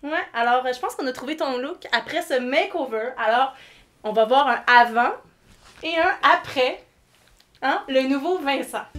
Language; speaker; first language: French; native; French